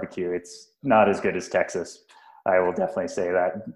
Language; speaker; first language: English; native; English